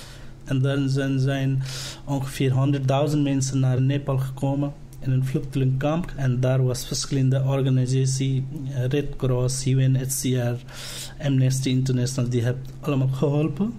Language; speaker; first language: Dutch; non-native, learner; Nepali